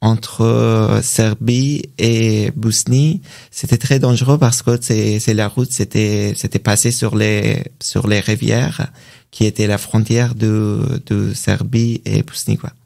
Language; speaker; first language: French; non-native, learner; Persian